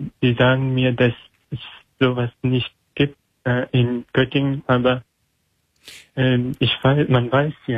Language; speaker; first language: German; non-native, learner; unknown